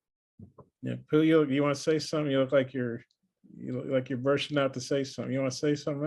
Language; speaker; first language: English; native; English